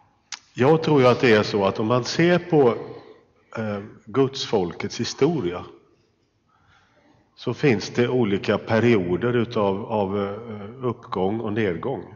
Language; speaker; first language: Swedish; native; Swedish